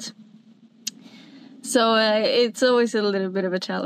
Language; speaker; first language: English; non-native, fluent; Norwegian